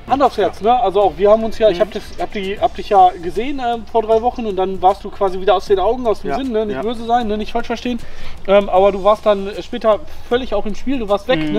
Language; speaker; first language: German; native; German